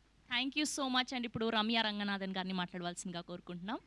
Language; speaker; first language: Telugu; native; Telugu